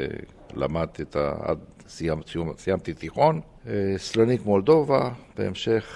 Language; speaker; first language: Hebrew; non-native, fluent; Romanian